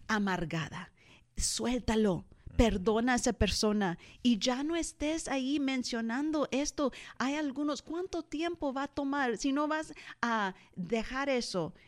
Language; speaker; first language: Spanish; early bilingual, heritage; Spanish